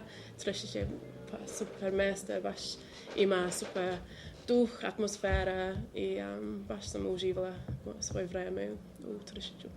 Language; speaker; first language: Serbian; non-native, learner; English